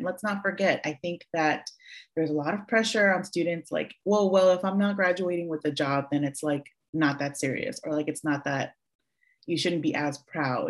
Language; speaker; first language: English; early bilingual, other home language; Spanish